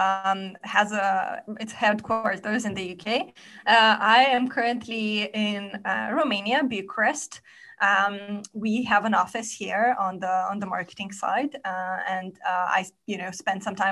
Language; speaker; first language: English; non-native, fluent; Romanian